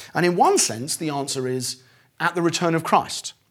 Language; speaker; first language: English; native; English